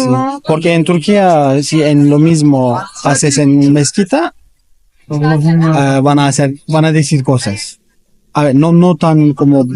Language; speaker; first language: Spanish; non-native, learner; Turkish